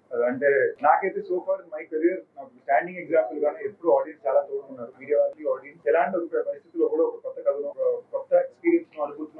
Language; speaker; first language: Telugu; native; Telugu